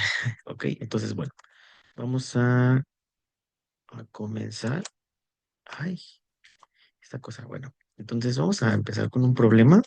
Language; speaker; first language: Spanish; native; Spanish